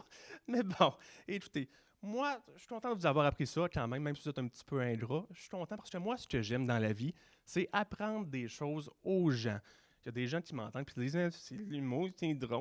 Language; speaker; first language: French; native; French